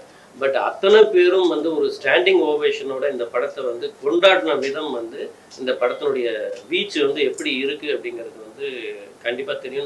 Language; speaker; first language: Tamil; native; Tamil